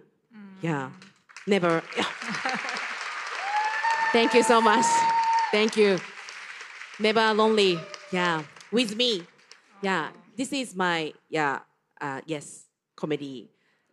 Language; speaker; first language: English; non-native, learner; Japanese